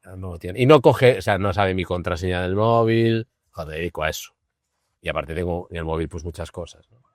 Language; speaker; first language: Spanish; non-native, local second language; Galician